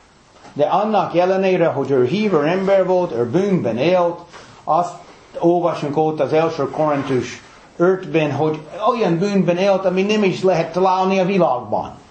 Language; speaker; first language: Hungarian; non-native, fluent; English